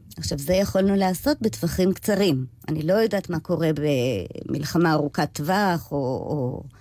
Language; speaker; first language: Hebrew; early bilingual, other home language; English